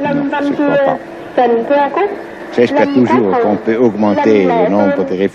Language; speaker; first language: French; non-native, fluent; Swiss German